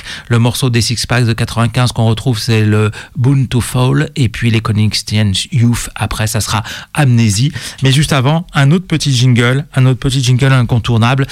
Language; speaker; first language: French; native; French